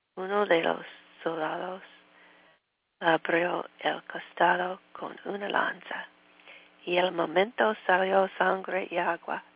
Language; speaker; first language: Spanish; non-native, learner; English